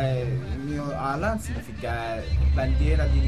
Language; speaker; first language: Italian; non-native, local second language; Kurdish